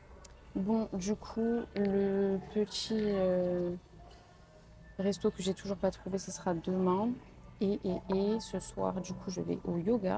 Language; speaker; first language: French; native; French